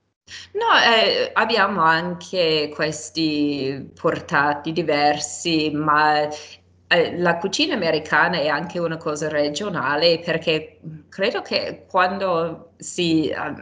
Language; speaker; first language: Italian; non-native, fluent; English